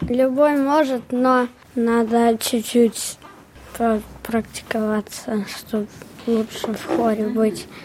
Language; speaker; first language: Russian; early bilingual, heritage; Russian